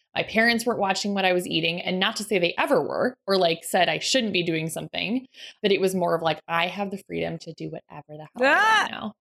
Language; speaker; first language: English; native; English